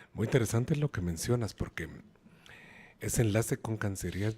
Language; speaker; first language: Spanish; native; Spanish